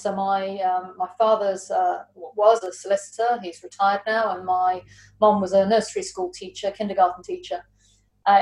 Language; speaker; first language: English; native; English